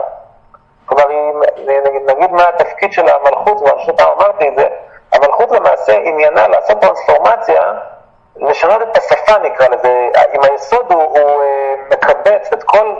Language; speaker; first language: Hebrew; native; Hebrew